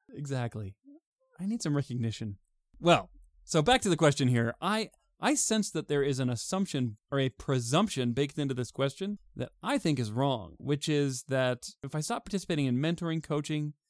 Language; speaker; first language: English; native; English